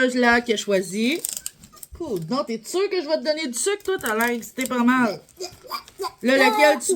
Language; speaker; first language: French; native; French